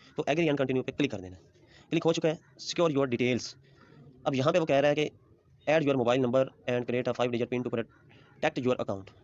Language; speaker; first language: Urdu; non-native, local second language; Punjabi